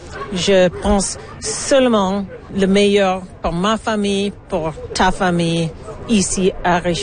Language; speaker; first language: French; non-native, local second language; English